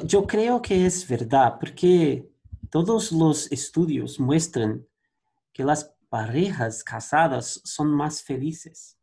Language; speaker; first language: Spanish; non-native, learner; Portuguese